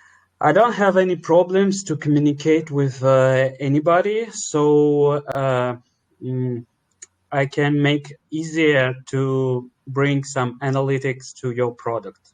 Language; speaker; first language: English; non-native, learner; Russian